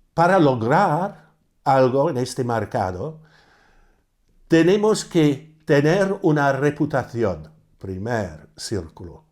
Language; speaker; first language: Spanish; non-native, fluent; English